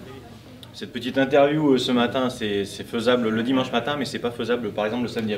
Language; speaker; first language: French; native; French